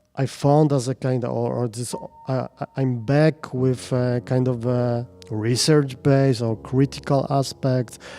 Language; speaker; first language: English; non-native, fluent; Polish